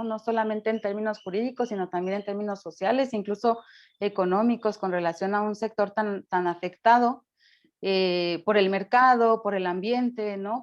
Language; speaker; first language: Spanish; native; Spanish